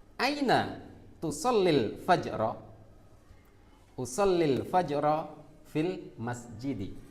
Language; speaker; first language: Arabic; non-native, fluent; Indonesian